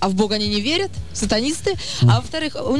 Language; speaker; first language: Russian; native; Russian